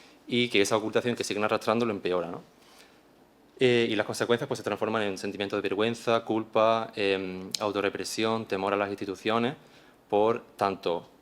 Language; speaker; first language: Spanish; native; Spanish